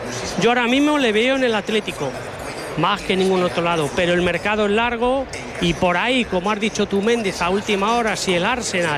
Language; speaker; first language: Spanish; native; Spanish